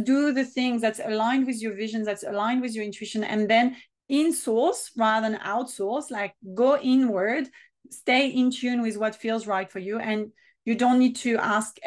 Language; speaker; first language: English; non-native, fluent; French